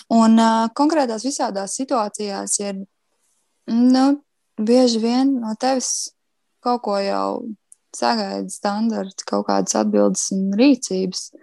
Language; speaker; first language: Latvian; native; Latvian